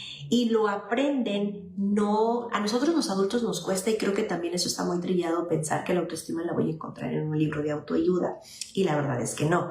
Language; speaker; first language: Spanish; native; Spanish